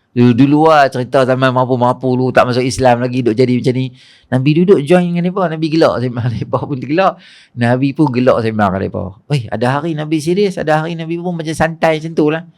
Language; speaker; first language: Malay; native; Malay